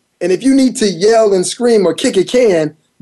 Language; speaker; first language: English; native; English